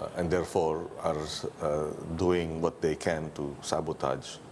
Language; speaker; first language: English; non-native, local second language; Filipino